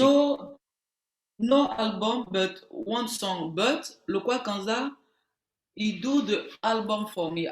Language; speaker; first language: English; non-native, learner; French